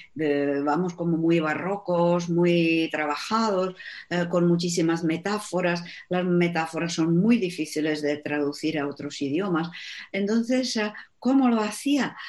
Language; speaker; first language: Spanish; non-native, fluent; Czech